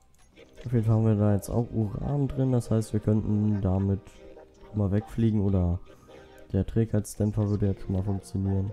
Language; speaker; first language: German; native; German